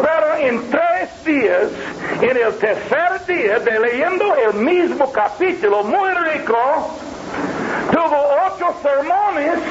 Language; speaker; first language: Spanish; non-native, learner; English